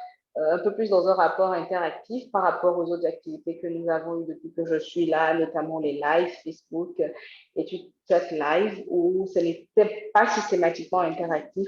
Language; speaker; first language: French; native; French